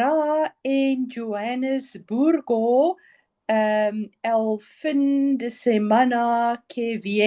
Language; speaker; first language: Spanish; non-native, learner; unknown